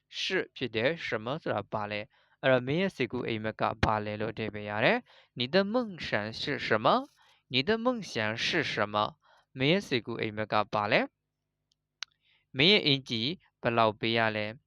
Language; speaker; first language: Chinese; non-native, fluent; Burmese